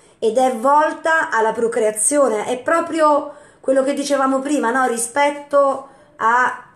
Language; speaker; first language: Italian; native; Italian